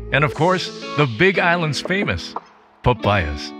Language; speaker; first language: English; native; English